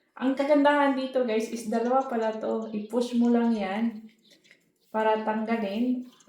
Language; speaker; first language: Filipino; non-native, local second language; Cebuano